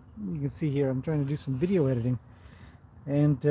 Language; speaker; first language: English; native; English